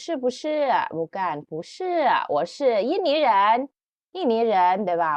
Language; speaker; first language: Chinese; non-native, fluent; Indonesian